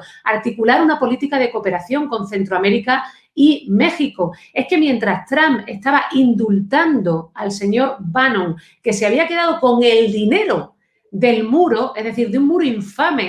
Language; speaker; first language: Spanish; native; Spanish